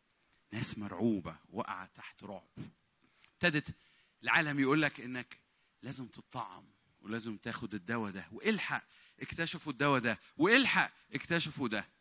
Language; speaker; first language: Arabic; native; Arabic